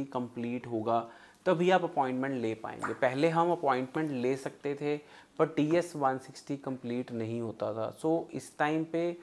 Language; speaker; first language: Hindi; non-native, local second language; Punjabi